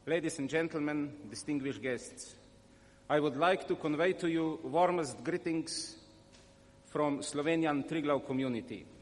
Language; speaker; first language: English; non-native, fluent; Slovenian